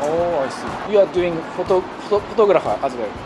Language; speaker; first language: English; non-native, learner; Japanese